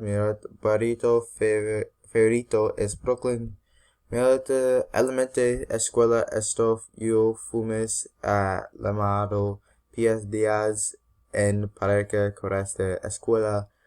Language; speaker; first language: Spanish; non-native, learner; English